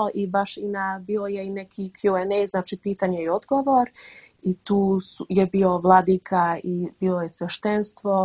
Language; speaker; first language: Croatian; early bilingual, heritage; Dutch